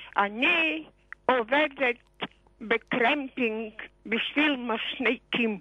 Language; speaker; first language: Hebrew; non-native, fluent; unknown